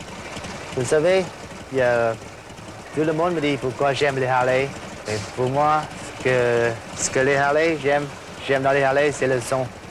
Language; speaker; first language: French; non-native, fluent; Vietnamese